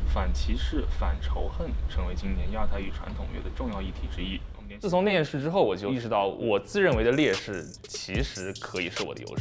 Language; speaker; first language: Chinese; native; Chinese